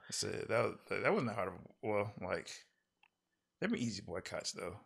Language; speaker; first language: English; early bilingual, other home language; Yoruba